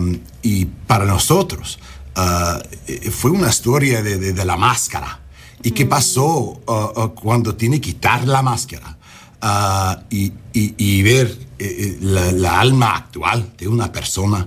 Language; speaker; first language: Spanish; non-native, learner; English